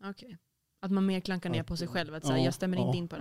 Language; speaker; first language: Swedish; native; Swedish